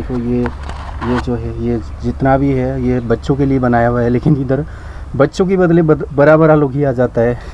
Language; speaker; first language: Hindi; non-native, local second language; Bodo